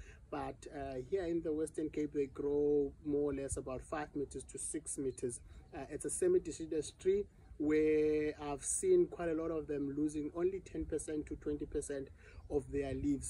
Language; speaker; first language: English; non-native, local second language; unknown